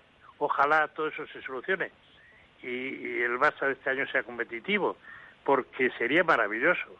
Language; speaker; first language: Spanish; native; Spanish